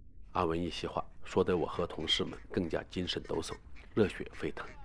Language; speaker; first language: Chinese; native; Chinese